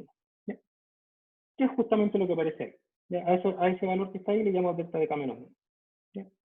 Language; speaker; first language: Spanish; native; Spanish